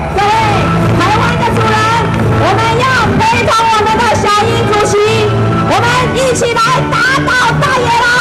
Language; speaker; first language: Chinese; native; Chinese